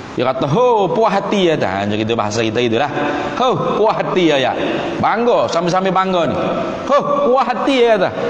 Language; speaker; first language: Malay; native; Malay